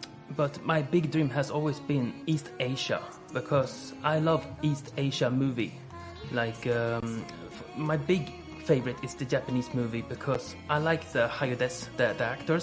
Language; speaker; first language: English; non-native, fluent; Swedish